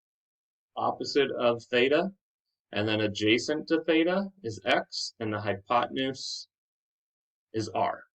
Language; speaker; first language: English; native; English